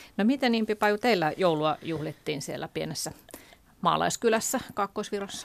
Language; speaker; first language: Finnish; native; Finnish